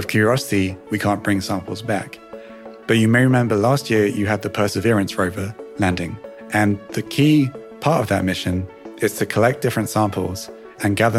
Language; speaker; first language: English; native; English